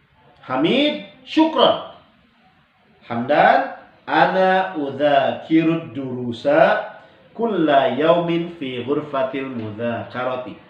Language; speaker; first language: Arabic; non-native, fluent; Indonesian